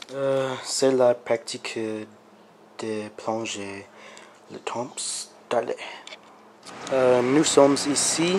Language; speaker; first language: French; non-native, learner; English